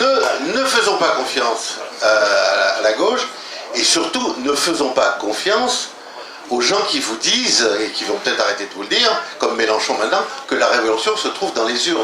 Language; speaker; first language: French; native; French